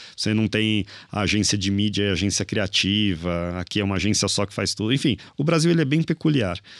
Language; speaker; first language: Portuguese; native; Portuguese